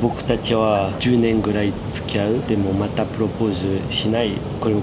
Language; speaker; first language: Japanese; non-native, learner; French